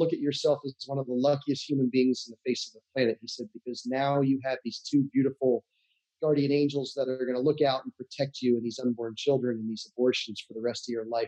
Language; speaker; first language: English; native; English